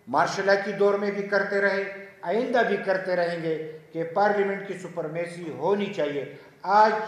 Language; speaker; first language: Urdu; non-native, local second language; Pashto